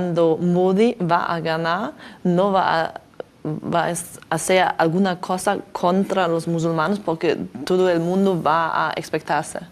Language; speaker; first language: Spanish; non-native, learner; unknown